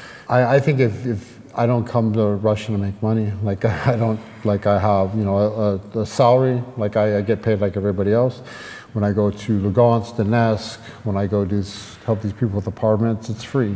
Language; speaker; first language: English; native; English